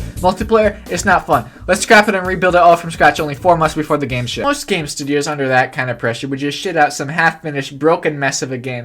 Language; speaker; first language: English; native; English